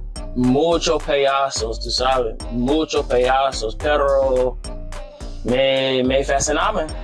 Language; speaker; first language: Spanish; non-native, learner; English